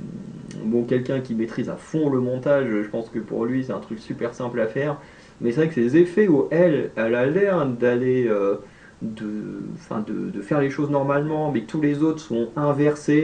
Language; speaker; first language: French; native; French